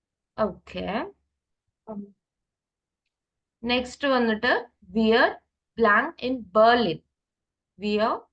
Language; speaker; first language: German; non-native, fluent; Malayalam